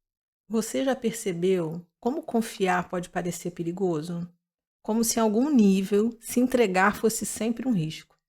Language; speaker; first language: Portuguese; native; Portuguese